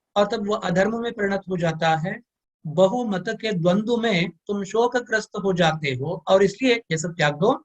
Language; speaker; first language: Hindi; non-native, local second language; Kannada